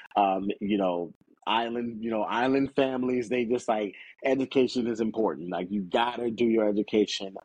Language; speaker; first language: English; native; English